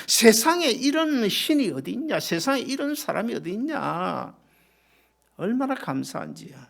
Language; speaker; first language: Korean; native; Korean